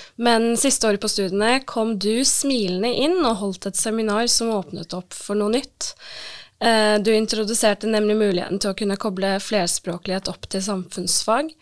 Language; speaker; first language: Norwegian; early bilingual, other home language; Turkish